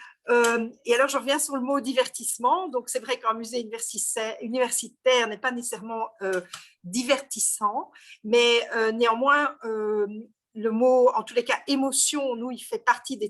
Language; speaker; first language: French; native; French